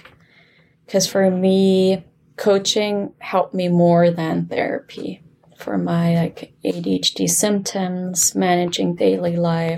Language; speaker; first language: English; non-native, fluent; German